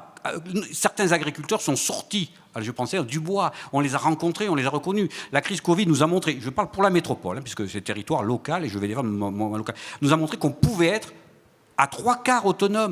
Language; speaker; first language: French; native; French